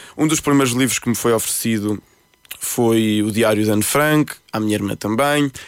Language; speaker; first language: Portuguese; early bilingual, other home language; Spanish